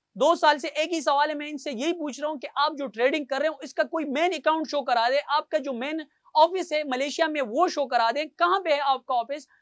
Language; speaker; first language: Urdu; non-native, local second language; Pashto